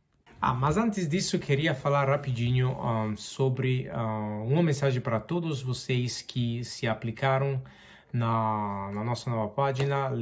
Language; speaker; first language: Portuguese; non-native, fluent; Spanish